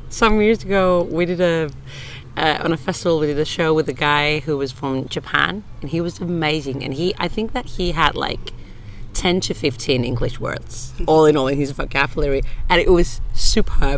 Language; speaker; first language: English; non-native, fluent; Finnish